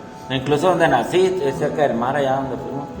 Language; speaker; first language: Spanish; native; Spanish